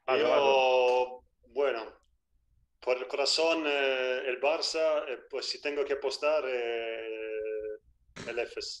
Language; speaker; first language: Spanish; non-native, fluent; Italian